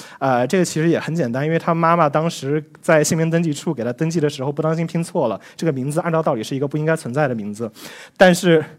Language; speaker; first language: Chinese; native; Chinese